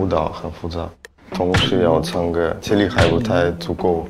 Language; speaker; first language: Chinese; non-native, fluent; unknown